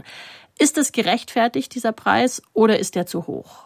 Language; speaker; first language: German; native; German